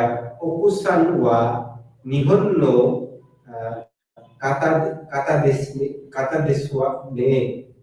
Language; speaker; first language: Japanese; non-native, learner; Bangla